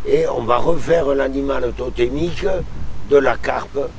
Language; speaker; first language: French; native; French